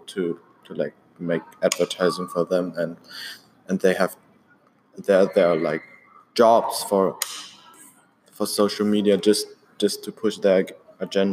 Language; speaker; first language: English; non-native, fluent; German